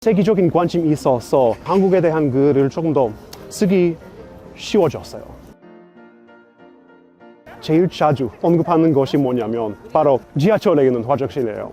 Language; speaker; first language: Korean; non-native, fluent; English